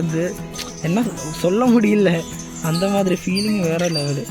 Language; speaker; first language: Tamil; non-native, learner; Malayalam